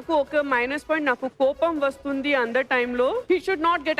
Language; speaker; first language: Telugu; non-native, learner; Kannada